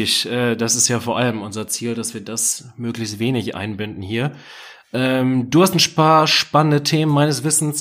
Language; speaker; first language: German; native; German